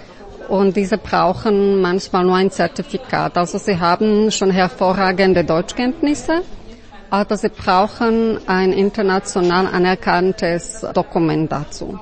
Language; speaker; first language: German; non-native, fluent; Slovak